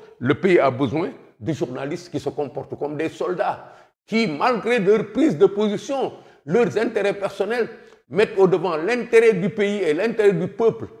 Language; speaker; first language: French; non-native, local second language; Wolof